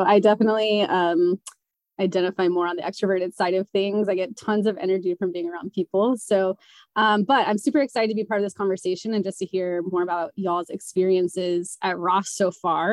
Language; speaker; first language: English; native; English